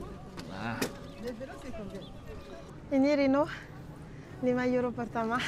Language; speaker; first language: Indonesian; non-native, learner; Arabic